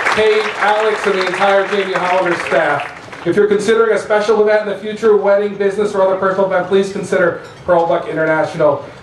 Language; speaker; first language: English; native; English